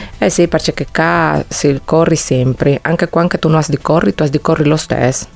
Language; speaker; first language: Italian; non-native, fluent; Spanish